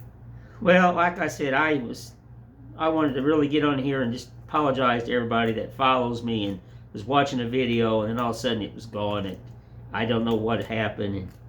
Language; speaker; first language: English; native; English